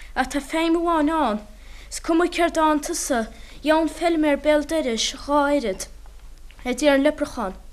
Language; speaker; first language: Irish; native; Irish